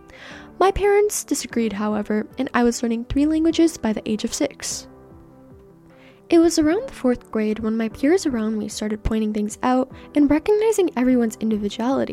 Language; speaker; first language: English; early bilingual, other home language; Persian